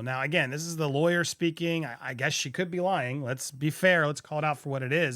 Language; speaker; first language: English; native; English